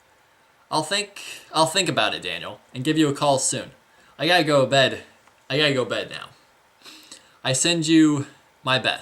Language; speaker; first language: English; native; English